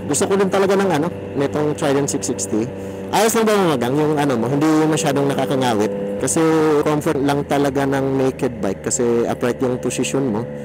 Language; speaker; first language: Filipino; non-native, local second language; Cebuano